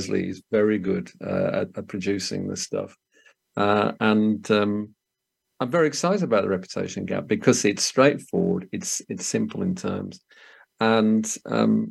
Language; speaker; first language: English; native; English